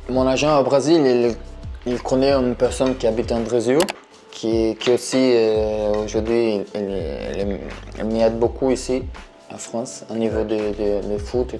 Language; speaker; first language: French; non-native, learner; Portuguese